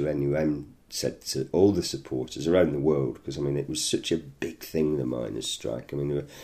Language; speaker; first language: English; native; English